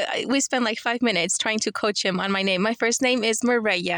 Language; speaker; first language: English; early bilingual, other home language; Spanish